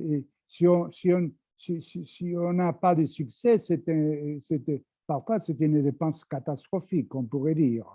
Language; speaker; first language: French; non-native, fluent; Spanish